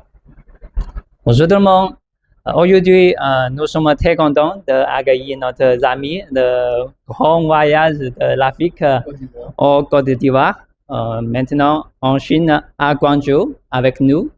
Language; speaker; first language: French; non-native, learner; Chinese